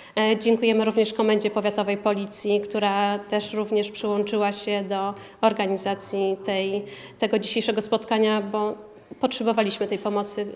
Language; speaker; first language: Polish; native; Polish